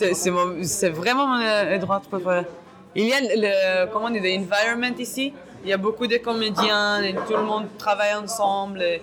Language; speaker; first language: French; non-native, learner; Hebrew